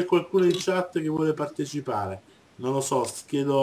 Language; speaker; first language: Italian; native; Italian